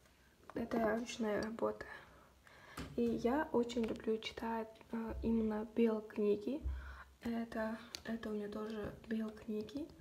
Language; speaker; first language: Russian; non-native, local second language; Kazakh